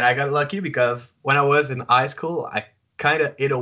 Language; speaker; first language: English; non-native, fluent; French